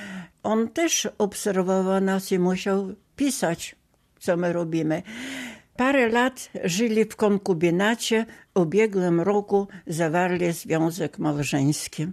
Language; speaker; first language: Polish; non-native, local second language; Ukrainian